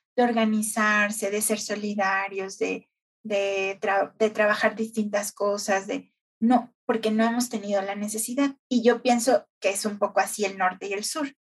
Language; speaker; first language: Spanish; native; Spanish